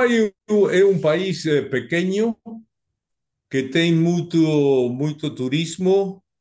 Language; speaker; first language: Portuguese; non-native, learner; Spanish